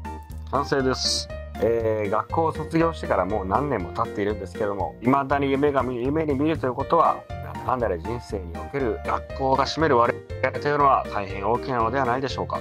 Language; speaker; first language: Japanese; native; Japanese